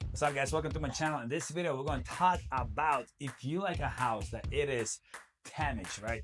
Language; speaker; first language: English; non-native, fluent; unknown